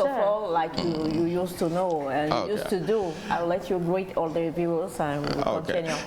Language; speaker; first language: English; non-native, learner; French